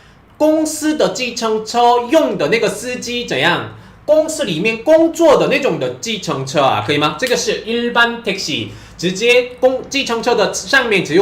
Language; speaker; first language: Chinese; non-native, fluent; Korean